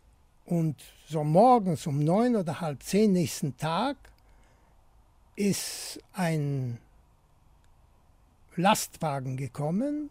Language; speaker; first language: German; non-native, fluent; Polish